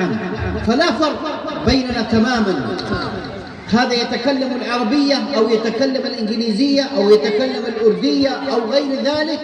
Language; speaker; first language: Arabic; native; Arabic